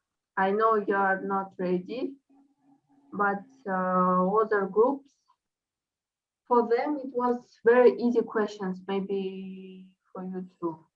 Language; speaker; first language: English; non-native, fluent; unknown